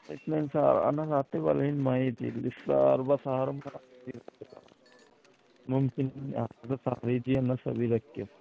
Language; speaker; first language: Arabic; non-native, learner; Urdu